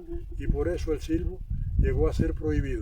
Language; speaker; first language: Spanish; native; Spanish